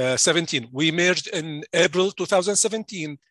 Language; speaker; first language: English; non-native, fluent; Arabic